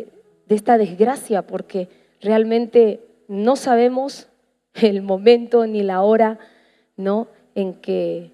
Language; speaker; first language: Spanish; native; Spanish